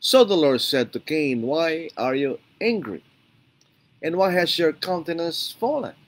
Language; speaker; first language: English; non-native, local second language; Filipino